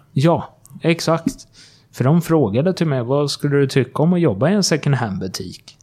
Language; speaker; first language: Swedish; native; Swedish